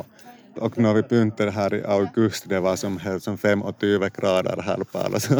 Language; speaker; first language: Swedish; non-native, local second language; Finnish